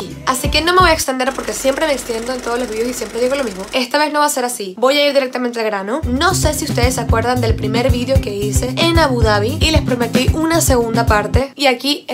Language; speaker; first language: Spanish; native; Spanish